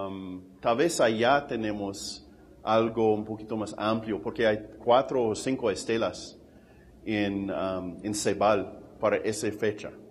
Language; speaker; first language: Spanish; non-native, fluent; English